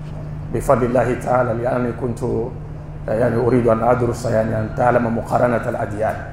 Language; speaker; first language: Arabic; non-native, fluent; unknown